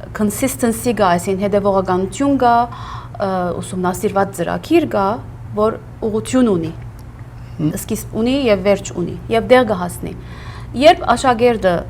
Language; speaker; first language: Armenian; early bilingual, heritage; Armenian